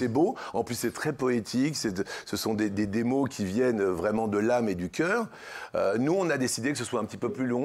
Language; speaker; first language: French; native; French